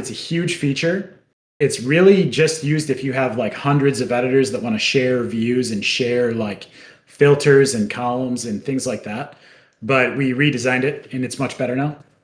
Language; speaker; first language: English; native; English